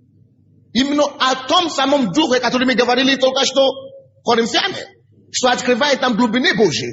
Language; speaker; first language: Russian; non-native, fluent; Yoruba